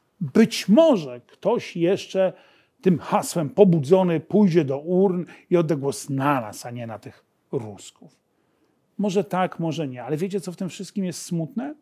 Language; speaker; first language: Polish; native; Polish